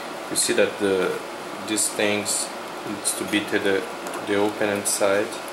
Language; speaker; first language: English; non-native, fluent; Portuguese